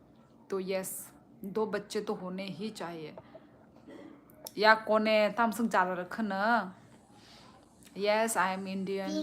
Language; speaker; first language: Hindi; non-native, local second language; Kok Borok